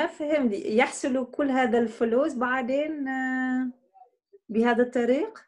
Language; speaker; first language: Arabic; non-native, learner; Dutch